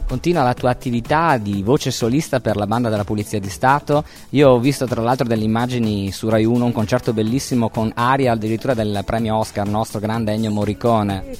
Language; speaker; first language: Italian; native; Italian